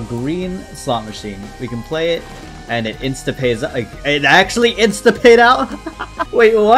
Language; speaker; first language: English; native; English